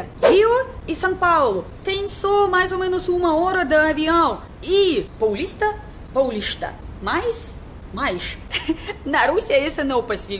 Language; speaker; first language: Portuguese; non-native, learner; Russian